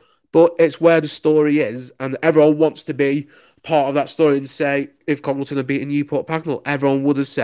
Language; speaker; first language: English; native; English